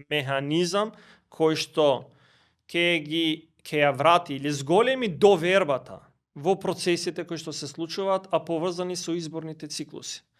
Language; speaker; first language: Macedonian; non-native, local second language; Albanian